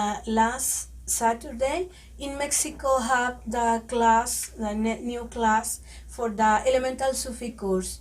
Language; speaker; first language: English; non-native, learner; Spanish